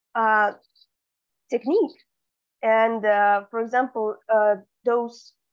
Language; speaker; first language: English; non-native, fluent; Russian